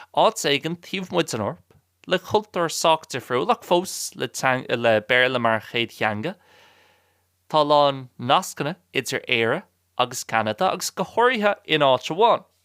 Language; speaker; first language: Irish; non-native, local second language; English